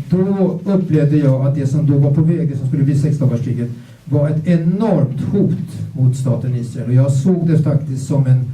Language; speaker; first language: Swedish; native; Swedish